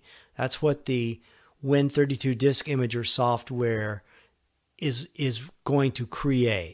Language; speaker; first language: English; native; English